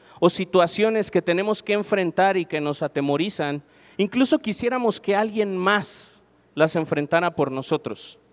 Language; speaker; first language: Spanish; native; Spanish